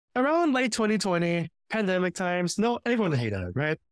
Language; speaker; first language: English; early bilingual, other home language; Filipino